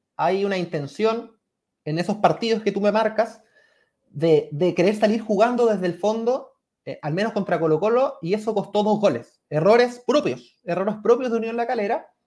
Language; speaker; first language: Spanish; native; Spanish